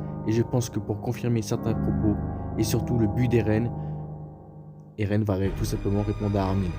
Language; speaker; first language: French; native; French